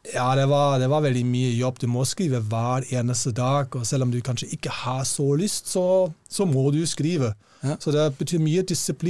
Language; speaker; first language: Norwegian; non-native, fluent; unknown